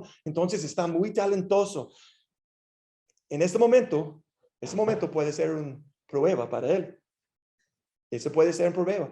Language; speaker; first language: Spanish; non-native, fluent; English